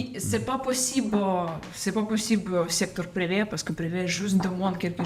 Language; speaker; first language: French; non-native, learner; Ukrainian